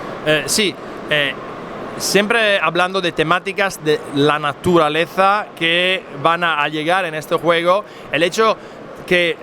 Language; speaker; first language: Spanish; non-native, fluent; Italian